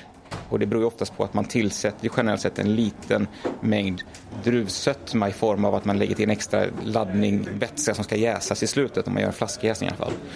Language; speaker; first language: Swedish; native; Swedish